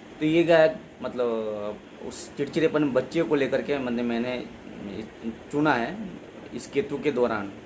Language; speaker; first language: Hindi; non-native, local second language; Bangla